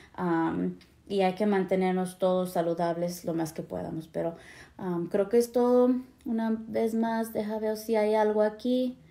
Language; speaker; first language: Spanish; early bilingual, heritage; Spanish